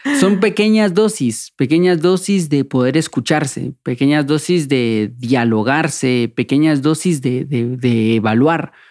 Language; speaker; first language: Spanish; native; Spanish